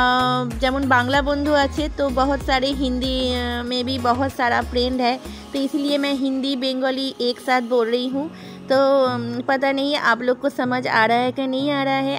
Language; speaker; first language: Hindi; non-native, local second language; Bangla